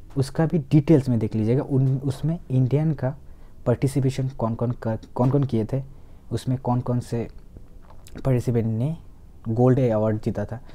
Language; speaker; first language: Hindi; non-native, local second language; Bangla